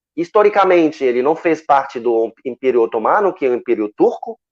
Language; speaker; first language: Portuguese; non-native, fluent; Arabic